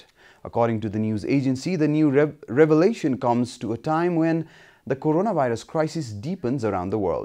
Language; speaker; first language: English; non-native, fluent; Nepali